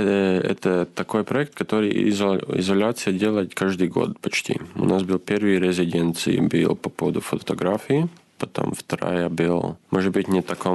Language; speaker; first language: Russian; non-native, fluent; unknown